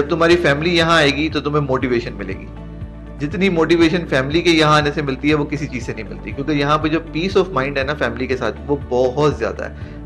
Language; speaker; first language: Urdu; native; Urdu